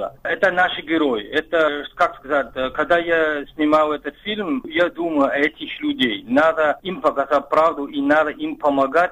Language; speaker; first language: Russian; non-native, fluent; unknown